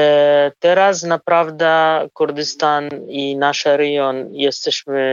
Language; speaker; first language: Polish; non-native, fluent; Kurdish